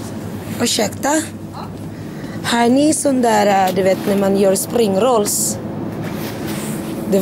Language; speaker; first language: Swedish; non-native, learner; Filipino